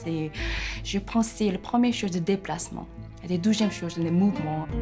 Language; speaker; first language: French; non-native, learner; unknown